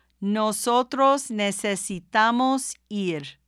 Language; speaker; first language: Spanish; non-native, fluent; English